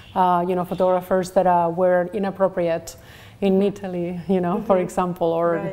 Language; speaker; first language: English; non-native, fluent; Spanish